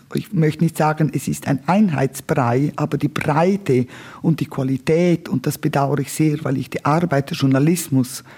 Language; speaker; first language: German; non-native, local second language; Romansh